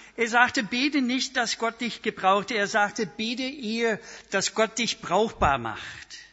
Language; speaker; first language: German; non-native, fluent; English